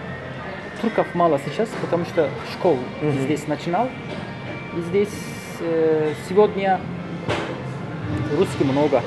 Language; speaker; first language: Russian; non-native, local second language; Turkish